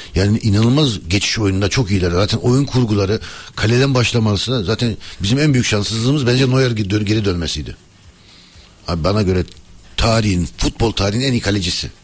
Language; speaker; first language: Turkish; early bilingual, heritage; Turkish